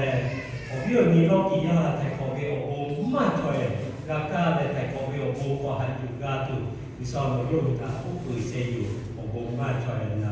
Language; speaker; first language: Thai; non-native, local second language; Lahu